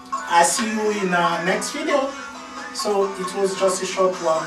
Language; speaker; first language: English; non-native, fluent; Lingala